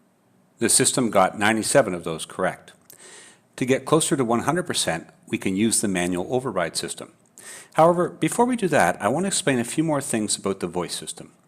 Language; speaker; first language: English; native; English